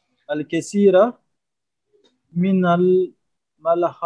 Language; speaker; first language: Arabic; non-native, learner; French